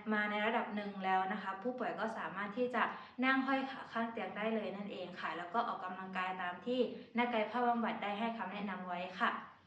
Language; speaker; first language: Thai; native; Thai